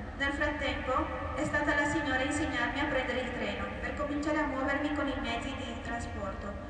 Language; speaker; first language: Italian; non-native, fluent; Spanish